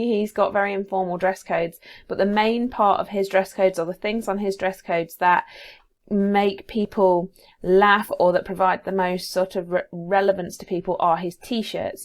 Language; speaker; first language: English; native; English